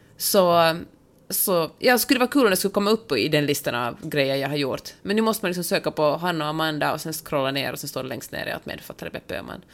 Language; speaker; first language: Swedish; native; Swedish